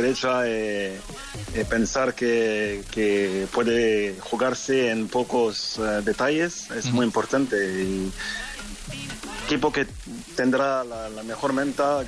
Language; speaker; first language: Spanish; non-native, fluent; French